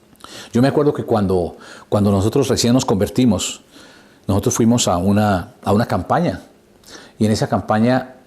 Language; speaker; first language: Spanish; native; Spanish